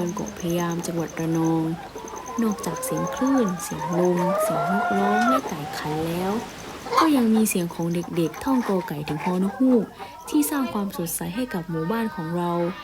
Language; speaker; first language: Thai; non-native, local second language; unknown